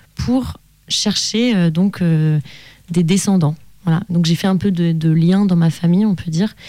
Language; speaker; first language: French; native; French